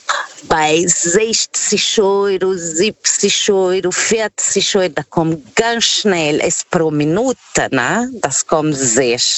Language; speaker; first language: German; non-native, fluent; Portuguese